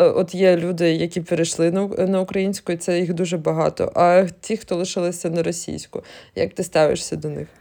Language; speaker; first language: Ukrainian; non-native, local second language; Russian